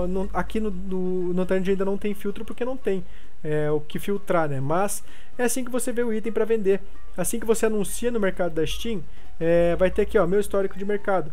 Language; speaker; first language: Portuguese; native; Portuguese